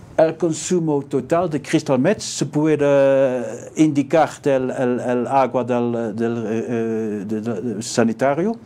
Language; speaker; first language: Spanish; non-native, learner; Dutch